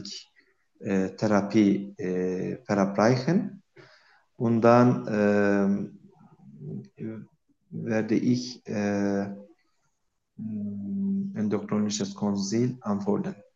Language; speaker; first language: German; non-native, learner; Turkish